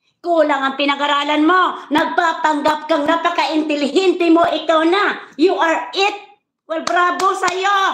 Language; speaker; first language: Filipino; native; Filipino